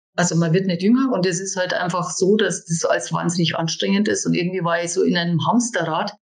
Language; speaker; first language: German; native; German